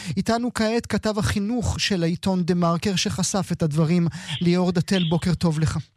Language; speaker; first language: Hebrew; native; Hebrew